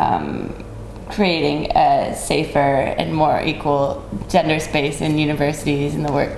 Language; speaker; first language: English; native; English